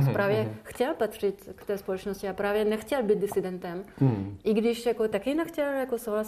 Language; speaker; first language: Czech; non-native, fluent; French